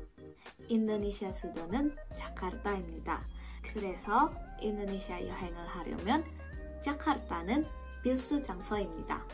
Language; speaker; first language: Korean; non-native, fluent; Indonesian